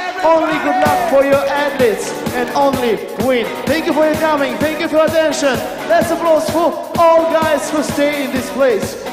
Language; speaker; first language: English; non-native, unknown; Russian